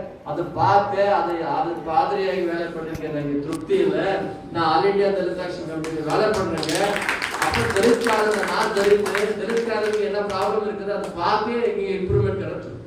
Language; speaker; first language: Tamil; non-native, learner; Kannada